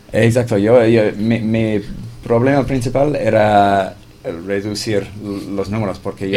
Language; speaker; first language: Spanish; non-native, fluent; English